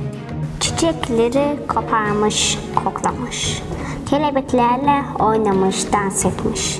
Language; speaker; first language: Turkish; early bilingual, heritage; Turkish